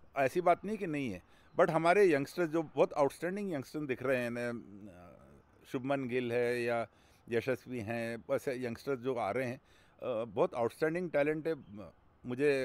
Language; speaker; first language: Hindi; native; Hindi